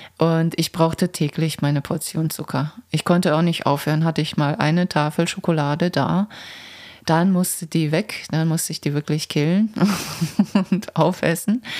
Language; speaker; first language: German; non-native, fluent; Croatian